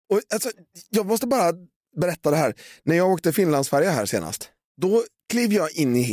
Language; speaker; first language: Swedish; native; Swedish